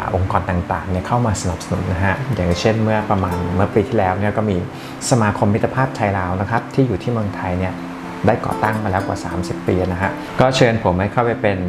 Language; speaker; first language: Thai; native; Thai